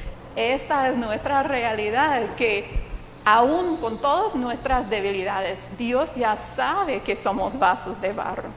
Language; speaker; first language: Spanish; non-native, fluent; English